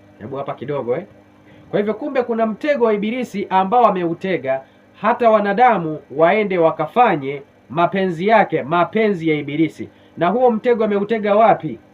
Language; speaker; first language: Swahili; native; Swahili